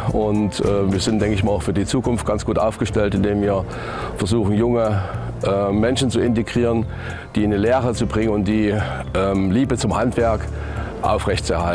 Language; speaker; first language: German; native; German